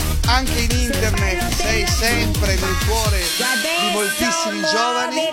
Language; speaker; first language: Italian; native; Italian